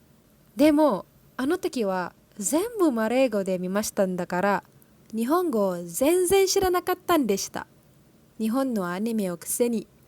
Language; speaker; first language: Japanese; non-native, learner; Malay